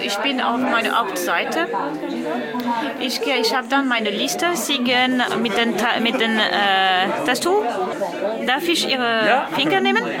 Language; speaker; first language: German; non-native, learner; French